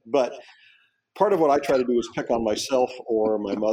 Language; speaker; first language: English; native; English